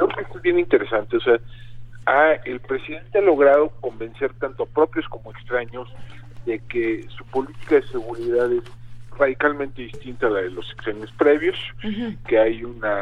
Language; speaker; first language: Spanish; native; Spanish